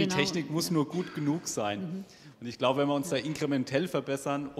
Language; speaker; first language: German; native; German